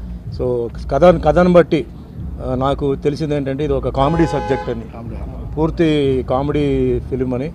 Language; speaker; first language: Telugu; native; Telugu